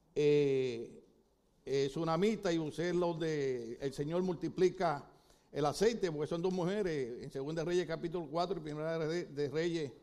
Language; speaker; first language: Spanish; native; Spanish